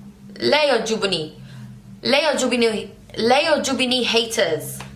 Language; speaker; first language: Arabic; non-native, learner; English